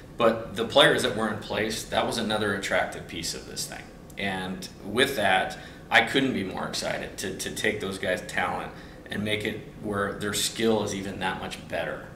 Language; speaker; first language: English; native; English